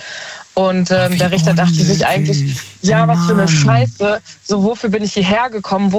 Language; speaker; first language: German; native; German